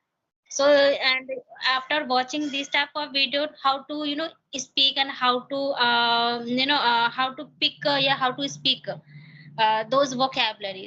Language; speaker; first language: English; non-native, learner; Hindi